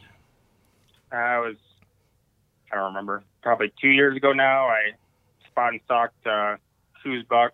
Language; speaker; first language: English; native; English